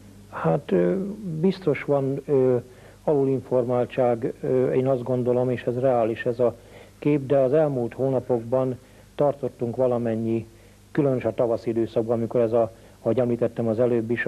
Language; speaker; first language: Hungarian; native; Hungarian